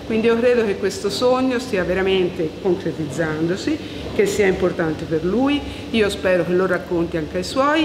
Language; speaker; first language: Italian; native; Italian